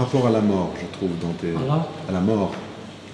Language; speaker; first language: French; native; French